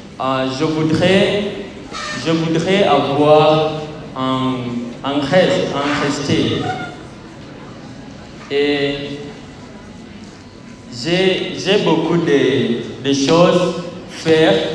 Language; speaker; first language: French; non-native, learner; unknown